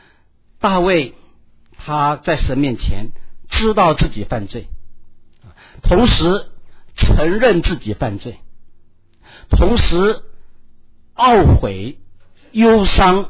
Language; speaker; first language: Chinese; native; Chinese